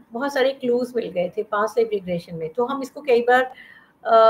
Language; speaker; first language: Hindi; native; Hindi